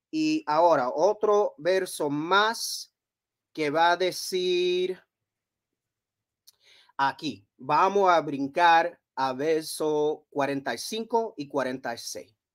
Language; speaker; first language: Spanish; early bilingual, heritage; Spanish